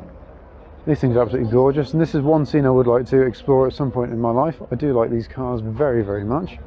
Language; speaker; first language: English; native; English